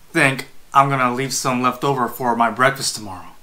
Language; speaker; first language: English; native; English